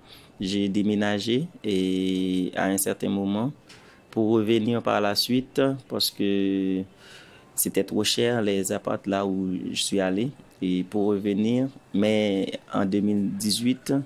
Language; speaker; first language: French; non-native, local second language; Haitian Creole